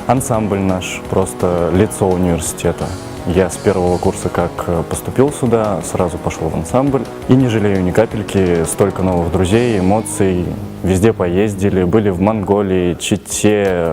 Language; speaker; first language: Russian; native; Russian